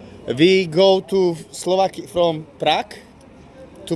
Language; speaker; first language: English; non-native, learner; Slovak